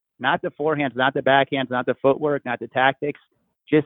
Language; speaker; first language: English; native; English